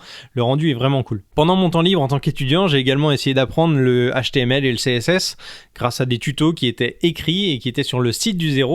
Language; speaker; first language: French; native; French